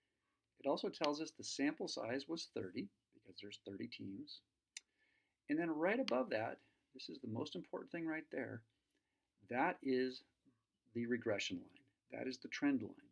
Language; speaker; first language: English; native; English